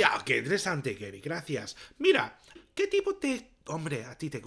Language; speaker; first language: Spanish; non-native, learner; English